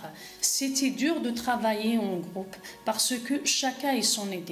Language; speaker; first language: French; non-native, learner; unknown